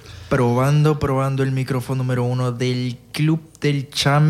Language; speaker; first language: Spanish; native; Spanish